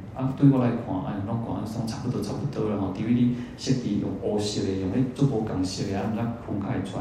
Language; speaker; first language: Chinese; native; Chinese